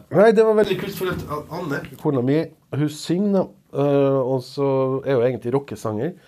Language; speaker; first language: Norwegian; non-native, fluent; Serbian